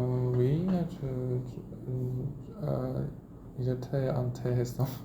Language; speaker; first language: French; non-native, learner; Chinese